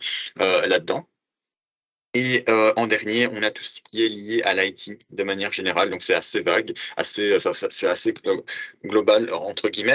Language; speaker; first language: French; native; French